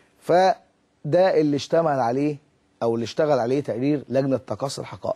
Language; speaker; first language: Arabic; native; Arabic